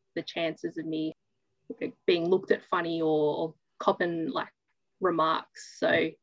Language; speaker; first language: English; native; English